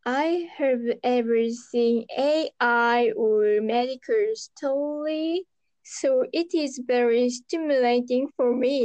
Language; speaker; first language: English; non-native, learner; Japanese